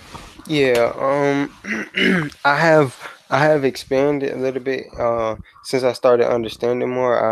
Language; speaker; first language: English; native; English